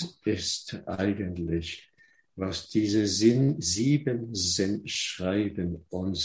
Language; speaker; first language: German; non-native, fluent; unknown